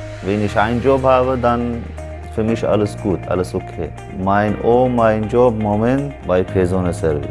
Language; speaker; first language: German; non-native, learner; Arabic